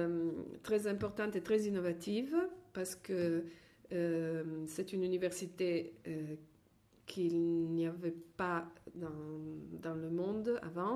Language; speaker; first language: French; non-native, fluent; Italian